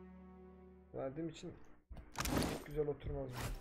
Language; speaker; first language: Turkish; native; Turkish